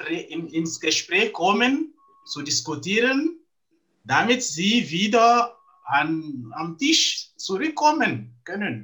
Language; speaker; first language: German; non-native, fluent; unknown